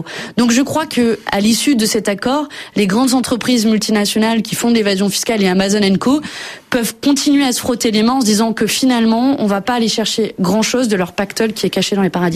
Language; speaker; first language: French; native; French